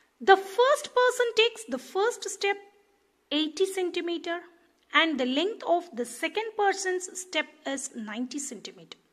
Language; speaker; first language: English; non-native, local second language; Tamil